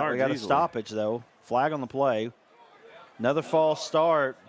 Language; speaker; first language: English; native; English